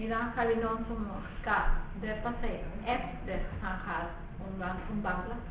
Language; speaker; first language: Swedish; non-native, fluent; Spanish